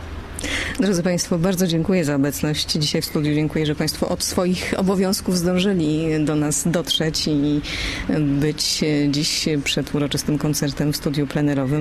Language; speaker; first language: Polish; native; Polish